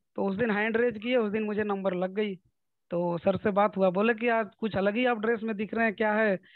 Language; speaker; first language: Hindi; native; Hindi